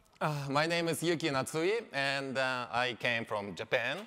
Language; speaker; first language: English; non-native, learner; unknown